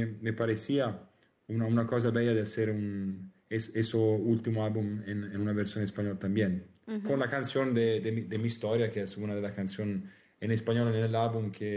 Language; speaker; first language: Spanish; non-native, learner; Italian